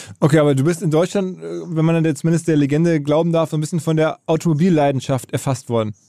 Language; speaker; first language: German; native; German